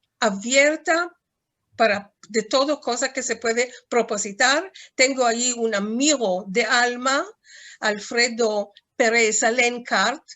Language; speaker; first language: Spanish; non-native, fluent; Hebrew